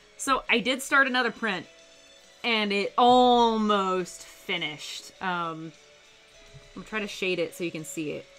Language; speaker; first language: English; native; English